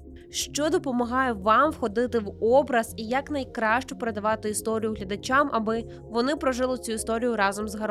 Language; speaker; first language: Ukrainian; native; Ukrainian